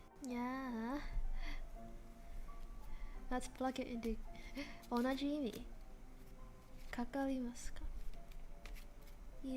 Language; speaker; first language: Japanese; non-native, learner; English